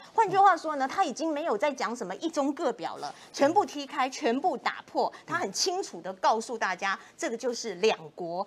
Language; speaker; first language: Chinese; native; Chinese